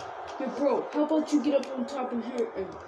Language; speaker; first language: English; native; English